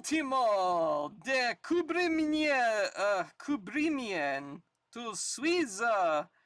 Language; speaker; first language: Spanish; non-native, learner; English